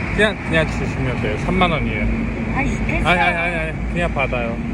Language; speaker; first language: Korean; non-native, learner; Uzbek